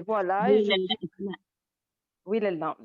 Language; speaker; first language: French; non-native, local second language; Arabic